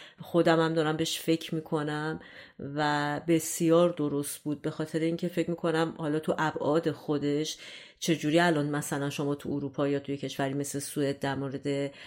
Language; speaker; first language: Persian; native; Persian